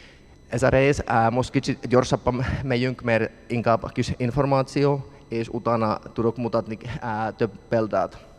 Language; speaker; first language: Hungarian; non-native, learner; Finnish